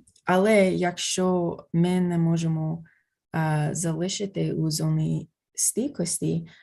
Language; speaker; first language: Ukrainian; non-native, fluent; English